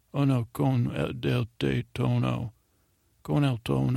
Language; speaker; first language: Spanish; non-native, learner; English